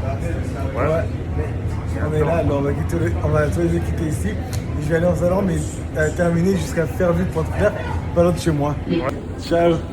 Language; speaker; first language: French; native; French